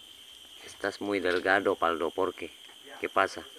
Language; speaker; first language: Spanish; non-native, learner; Indonesian